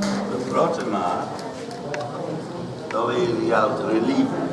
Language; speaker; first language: Italian; non-native, learner; English